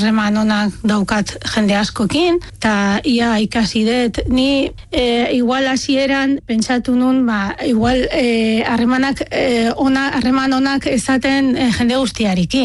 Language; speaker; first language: Basque; non-native, fluent; Arabic